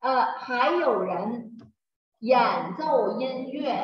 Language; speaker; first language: Chinese; non-native, learner; Thai